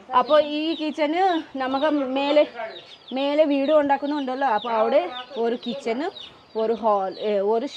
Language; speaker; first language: Malayalam; non-native, learner; Nepali